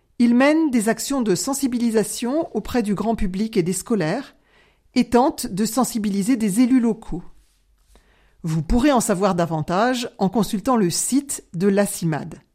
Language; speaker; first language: French; native; French